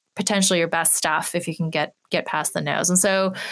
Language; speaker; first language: English; native; English